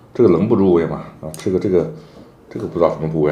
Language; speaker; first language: Chinese; native; Chinese